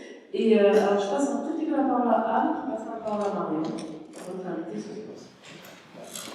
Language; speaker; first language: French; native; French